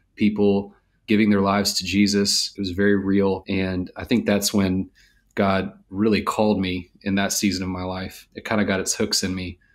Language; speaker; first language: English; native; English